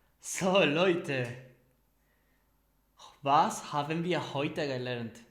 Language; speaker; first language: German; non-native, learner; Spanish